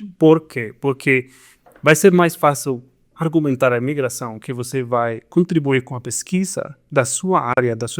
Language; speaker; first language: Portuguese; non-native, fluent; Spanish